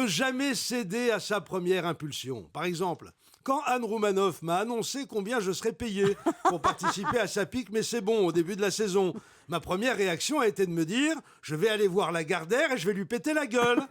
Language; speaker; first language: French; native; French